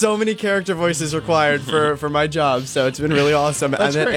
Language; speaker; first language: English; native; English